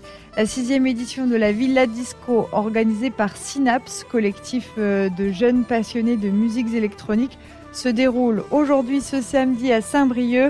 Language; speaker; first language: French; native; French